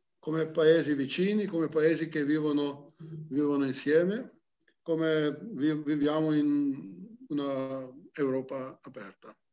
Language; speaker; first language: Italian; non-native, local second language; Slovenian